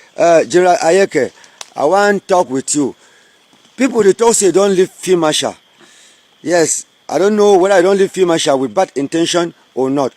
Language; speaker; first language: Nigerian Pidgin; native; Nigerian Pidgin